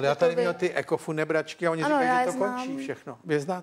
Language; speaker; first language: Czech; native; Czech